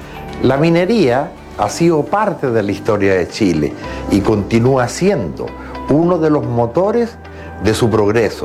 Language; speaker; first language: Spanish; native; Spanish